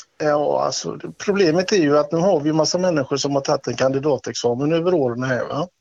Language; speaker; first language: Swedish; native; Swedish